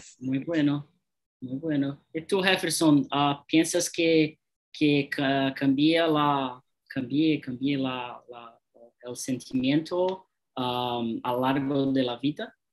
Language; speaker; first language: Spanish; non-native, learner; Portuguese